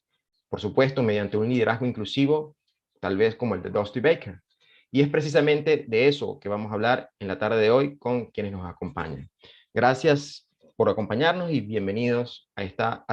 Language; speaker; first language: Spanish; native; Spanish